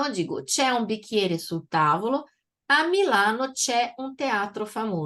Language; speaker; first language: Italian; non-native, fluent; Portuguese